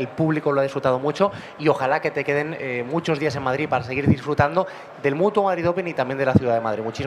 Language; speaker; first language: Spanish; native; Spanish